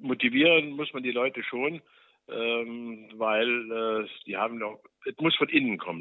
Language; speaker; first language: German; native; German